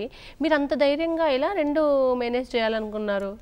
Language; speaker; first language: Telugu; native; Telugu